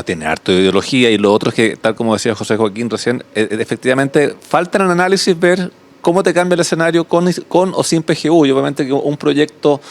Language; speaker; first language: Spanish; native; Spanish